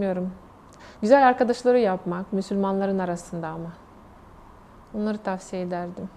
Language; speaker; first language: Turkish; non-native, fluent; Russian